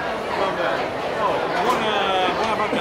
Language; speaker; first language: Italian; native; Italian